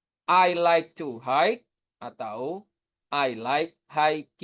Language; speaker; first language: English; non-native, fluent; Indonesian